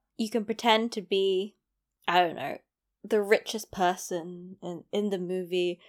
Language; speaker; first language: English; native; English